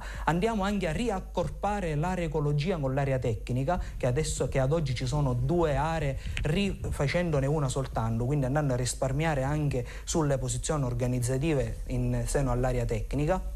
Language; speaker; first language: Italian; native; Italian